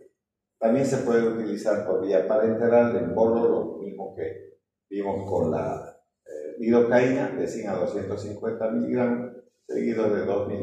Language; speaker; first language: Spanish; native; Spanish